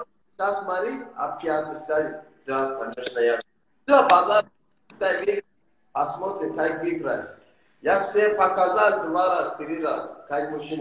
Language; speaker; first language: Russian; non-native, learner; Persian